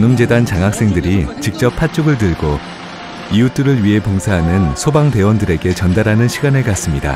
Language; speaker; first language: Korean; native; Korean